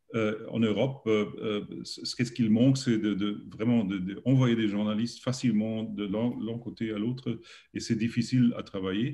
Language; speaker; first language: French; non-native, learner; German